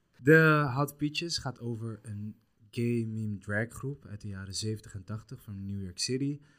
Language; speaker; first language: Dutch; early bilingual, other home language; Kabuverdianu